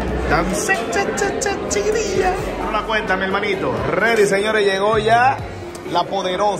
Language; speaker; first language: Spanish; native; Spanish